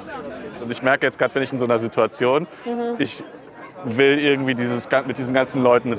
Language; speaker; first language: German; native; German